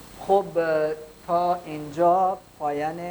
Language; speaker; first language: Persian; non-native, fluent; Urdu